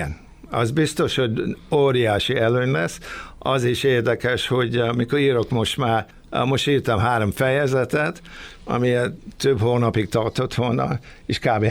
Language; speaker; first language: Hungarian; early bilingual, other home language; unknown